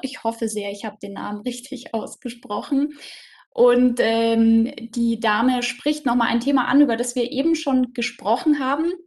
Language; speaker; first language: German; native; German